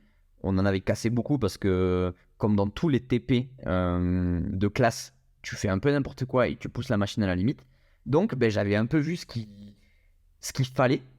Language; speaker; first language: French; native; French